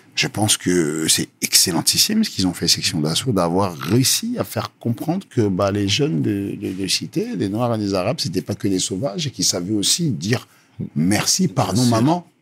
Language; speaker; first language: French; early bilingual, other home language; Lingala